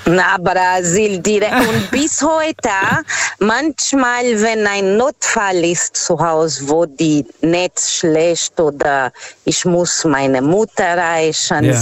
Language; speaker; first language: German; non-native, fluent; Portuguese